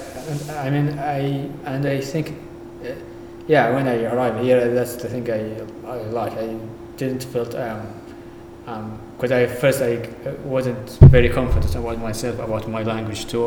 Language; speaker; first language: English; non-native, fluent; Arabic